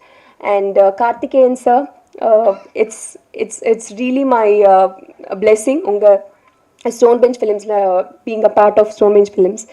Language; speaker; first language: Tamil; non-native, learner; Telugu